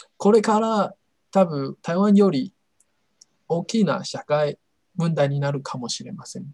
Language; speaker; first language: Japanese; non-native, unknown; Chinese